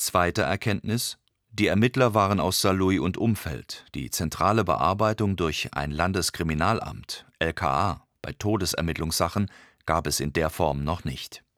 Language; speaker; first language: German; native; German